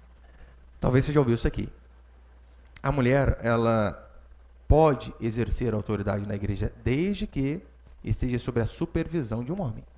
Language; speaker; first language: Portuguese; native; Portuguese